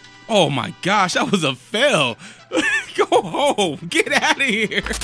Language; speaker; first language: English; native; English